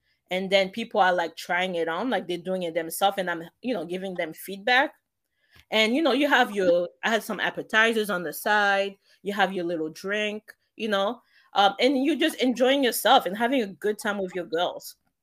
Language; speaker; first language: English; non-native, fluent; French